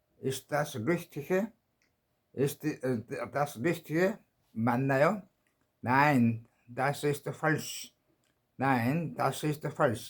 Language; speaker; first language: German; non-native, learner; Korean